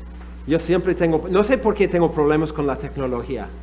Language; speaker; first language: Spanish; non-native, fluent; English